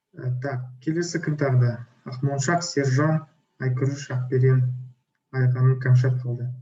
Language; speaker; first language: Kazakh; native; Kazakh